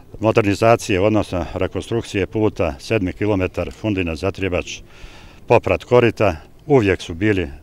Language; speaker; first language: Bosnian; non-native, local second language; Albanian